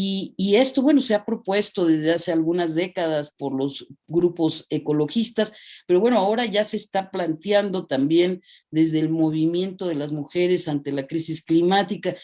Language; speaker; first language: Spanish; native; Spanish